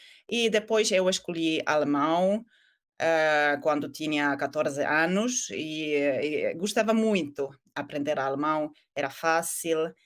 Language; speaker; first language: Portuguese; non-native, fluent; Finnish